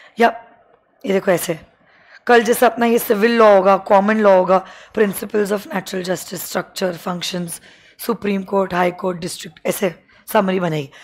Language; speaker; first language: Hindi; native; Hindi